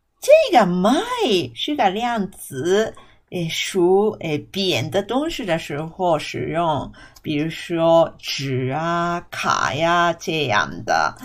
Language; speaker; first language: Chinese; non-native, fluent; Japanese